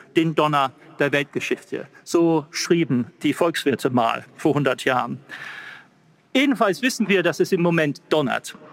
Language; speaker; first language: German; non-native, fluent; English